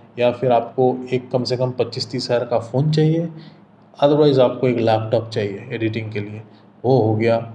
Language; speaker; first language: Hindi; non-native, local second language; Bangla